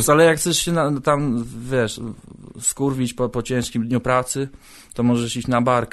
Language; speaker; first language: Polish; native; Polish